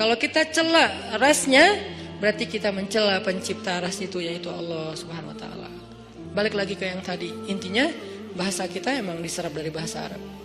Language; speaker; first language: Indonesian; native; Indonesian